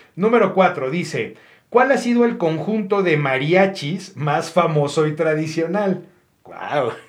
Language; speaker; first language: Spanish; native; Spanish